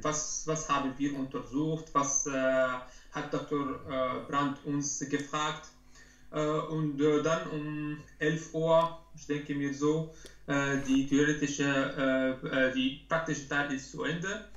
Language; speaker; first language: German; non-native, learner; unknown